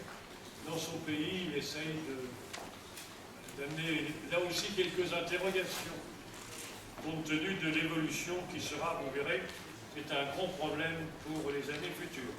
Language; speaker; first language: French; native; French